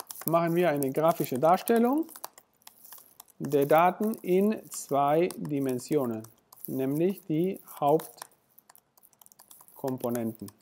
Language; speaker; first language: German; non-native, fluent; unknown